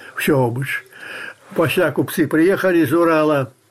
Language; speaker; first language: Russian; non-native, fluent; Belarusian